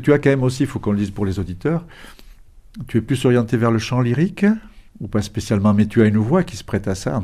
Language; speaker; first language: French; native; French